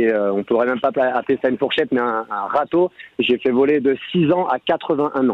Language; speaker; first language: French; native; French